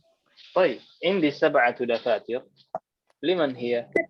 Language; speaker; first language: Arabic; non-native, fluent; Indonesian